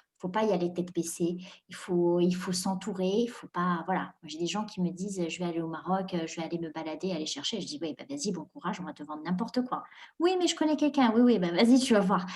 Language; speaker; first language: French; non-native, local second language; Arabic